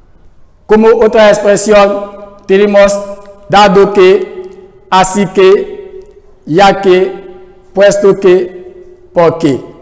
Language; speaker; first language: Spanish; non-native, fluent; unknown